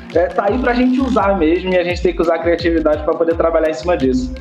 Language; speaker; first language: Portuguese; native; Portuguese